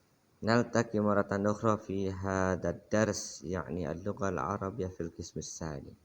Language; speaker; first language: Arabic; non-native, fluent; Indonesian